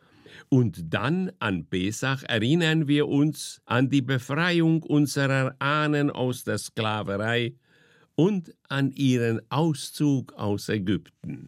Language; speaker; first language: German; native; German